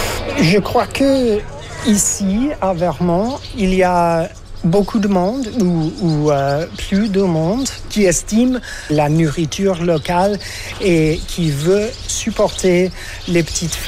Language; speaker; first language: French; non-native, learner; English